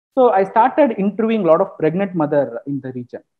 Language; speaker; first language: English; non-native, local second language; Tamil